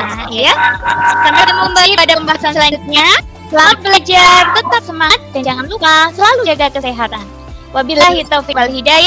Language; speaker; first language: Indonesian; native; Indonesian